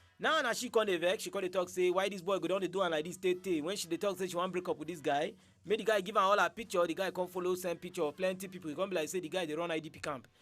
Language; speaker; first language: Nigerian Pidgin; native; Nigerian Pidgin